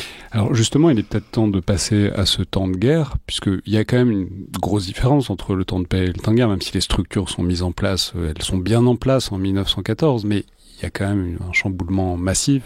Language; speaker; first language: French; native; French